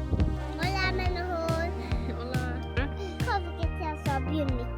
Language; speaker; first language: Swedish; early bilingual, heritage; Swedish